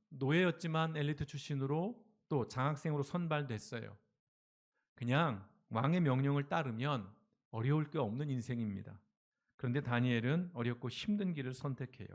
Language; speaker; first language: Korean; native; Korean